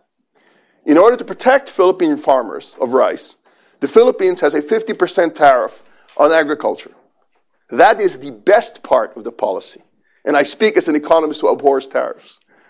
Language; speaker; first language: English; non-native, local second language; Filipino